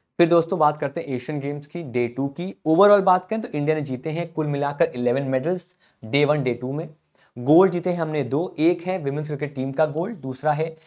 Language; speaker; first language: Hindi; native; Hindi